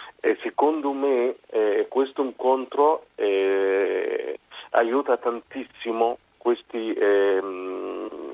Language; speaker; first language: Italian; non-native, fluent; Arabic